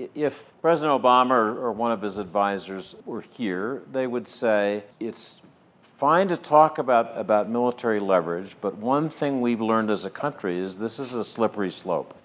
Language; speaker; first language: English; native; English